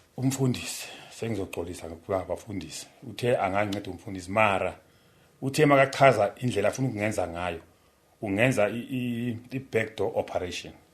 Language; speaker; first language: Zulu; native; Zulu